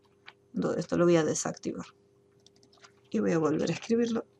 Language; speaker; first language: Spanish; native; Spanish